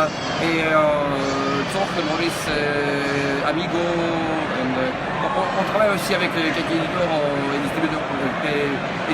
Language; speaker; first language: French; non-native, learner; Russian